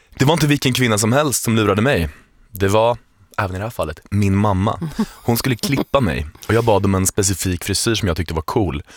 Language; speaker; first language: Swedish; early bilingual, other home language; Norwegian